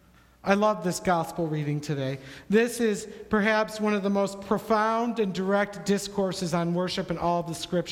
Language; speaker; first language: English; native; English